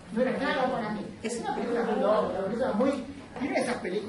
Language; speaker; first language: Spanish; native; Spanish